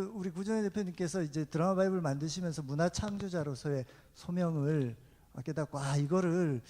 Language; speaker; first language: Korean; native; Korean